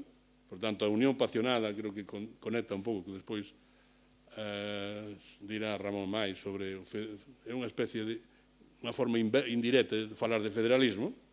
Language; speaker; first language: Galician; native; Galician